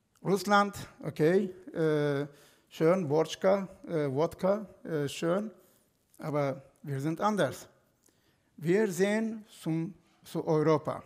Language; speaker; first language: German; non-native, fluent; Turkish